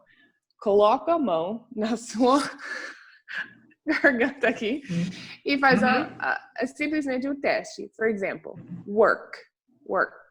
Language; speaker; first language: Portuguese; non-native, fluent; English